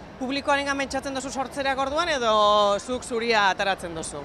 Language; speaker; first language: Basque; native; Basque